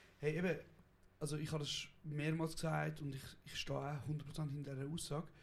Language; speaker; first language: German; early bilingual, other home language; Kurdish